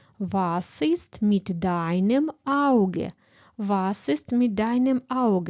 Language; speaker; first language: German; non-native, fluent; Ukrainian